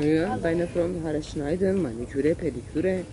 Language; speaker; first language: German; non-native, learner; Turkish